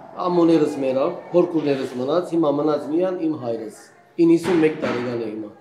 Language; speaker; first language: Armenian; early bilingual, heritage; Armenian